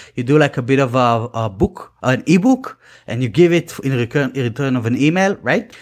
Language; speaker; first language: English; non-native, fluent; Hebrew